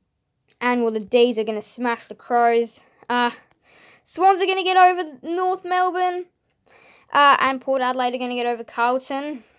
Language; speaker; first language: English; native; English